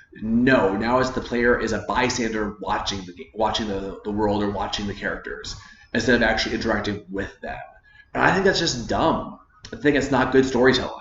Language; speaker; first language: English; native; English